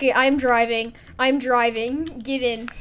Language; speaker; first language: English; native; English